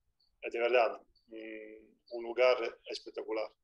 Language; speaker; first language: Spanish; non-native, fluent; Italian